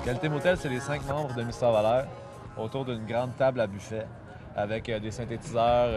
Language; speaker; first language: French; native; French